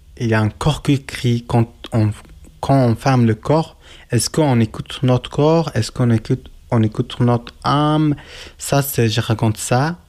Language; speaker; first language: French; non-native, learner; Kurdish